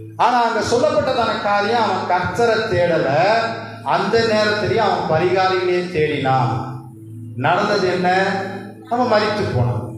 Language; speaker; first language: Tamil; non-native, local second language; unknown